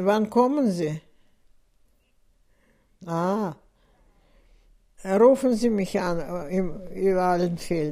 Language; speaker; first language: German; non-native, fluent; Russian